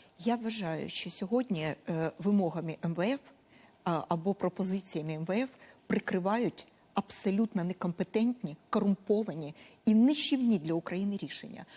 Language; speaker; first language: Ukrainian; non-native, local second language; Russian